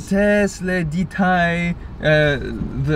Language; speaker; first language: French; non-native, learner; English